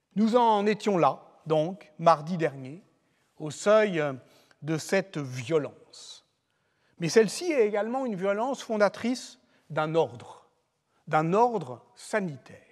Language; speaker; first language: French; native; French